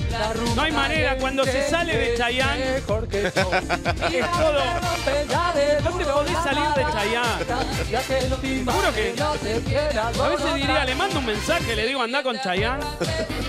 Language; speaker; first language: Spanish; native; Spanish